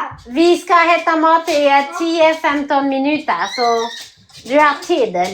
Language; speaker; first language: Swedish; non-native, learner; French